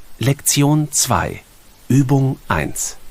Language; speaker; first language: German; non-native, fluent; Ukrainian